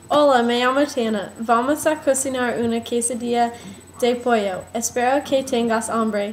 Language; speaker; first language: Spanish; non-native, learner; English